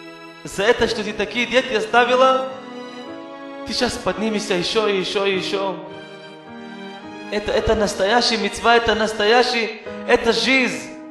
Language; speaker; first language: Russian; non-native, learner; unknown